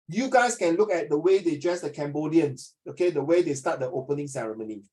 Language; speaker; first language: English; non-native, local second language; Chinese